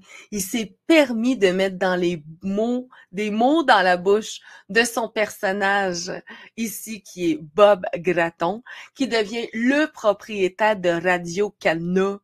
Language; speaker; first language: French; native; French